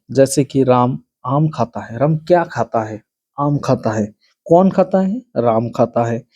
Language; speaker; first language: Hindi; non-native, local second language; Bangla